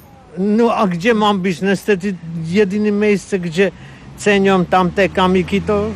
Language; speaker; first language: Polish; non-native, learner; Armenian